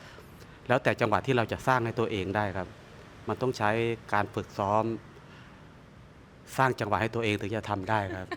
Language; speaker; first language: Thai; native; Thai